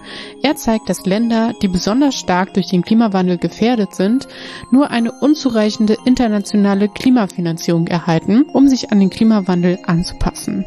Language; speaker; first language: German; native; German